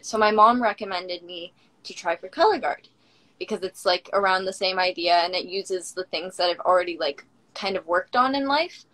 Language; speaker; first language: English; native; English